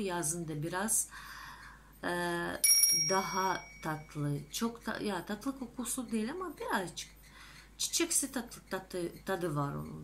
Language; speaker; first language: Turkish; non-native, fluent; Russian